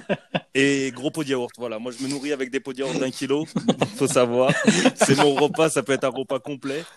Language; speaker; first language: French; native; French